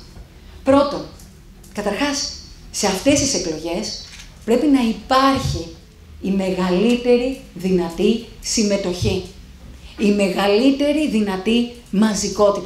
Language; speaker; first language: Greek; native; Greek